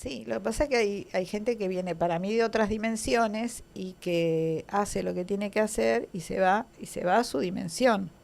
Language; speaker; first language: Spanish; native; Spanish